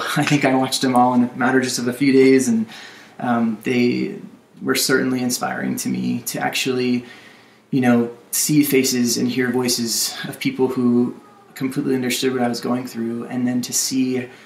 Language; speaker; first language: English; native; English